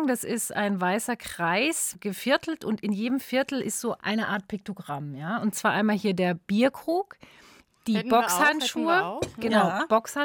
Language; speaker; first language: German; native; German